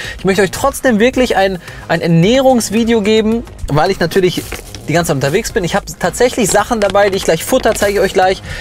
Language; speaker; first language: German; early bilingual, other home language; Polish